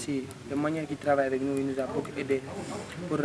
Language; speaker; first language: French; non-native, local second language; Wolof